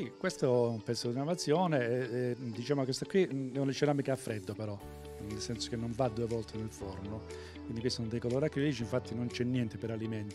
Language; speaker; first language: Italian; native; Italian